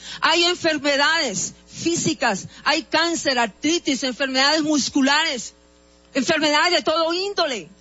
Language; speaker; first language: Spanish; native; Spanish